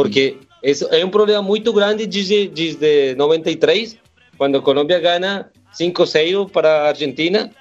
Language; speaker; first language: Portuguese; non-native, learner; Spanish